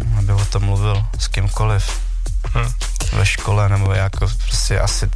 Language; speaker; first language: Czech; early bilingual, other home language; Vietnamese